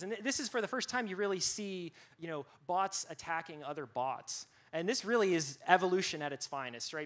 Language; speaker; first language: English; native; English